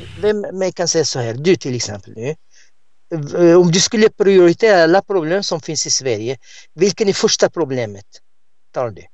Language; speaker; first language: Swedish; non-native, fluent; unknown